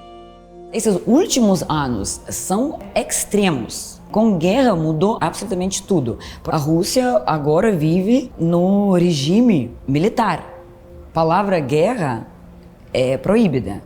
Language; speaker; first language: Portuguese; non-native, fluent; Russian